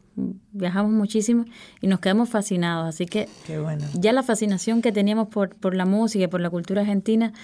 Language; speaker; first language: Spanish; native; Spanish